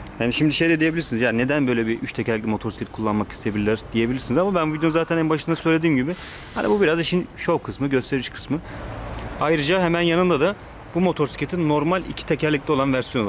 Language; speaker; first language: Turkish; native; Turkish